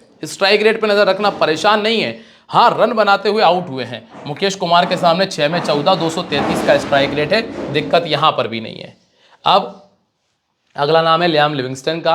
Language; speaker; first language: Hindi; native; Hindi